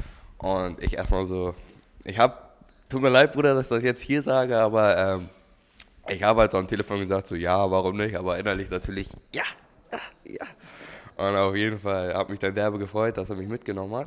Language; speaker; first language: German; native; German